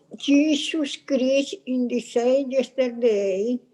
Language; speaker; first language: English; non-native, learner; Spanish